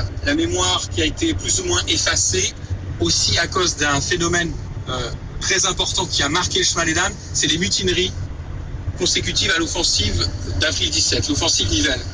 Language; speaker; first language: French; native; French